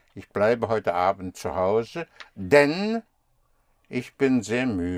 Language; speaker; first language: German; non-native, fluent; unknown